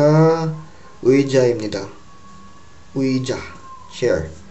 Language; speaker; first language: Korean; non-native, learner; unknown